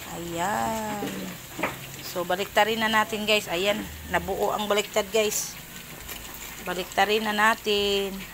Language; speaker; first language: Filipino; non-native, local second language; Cebuano